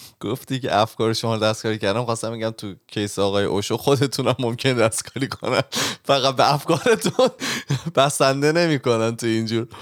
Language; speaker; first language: Persian; native; Persian